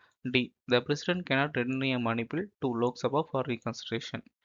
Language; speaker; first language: English; non-native, local second language; Tamil